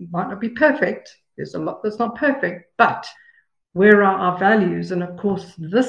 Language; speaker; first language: English; native; English